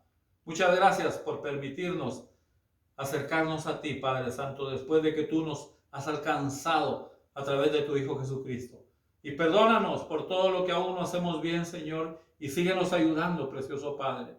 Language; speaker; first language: Spanish; native; Spanish